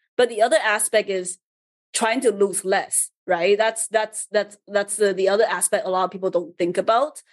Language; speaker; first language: English; early bilingual, other home language; Chinese